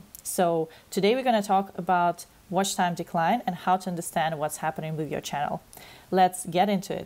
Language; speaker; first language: English; non-native, fluent; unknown